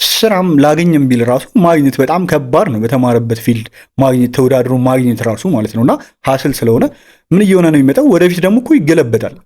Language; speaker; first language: Amharic; native; Amharic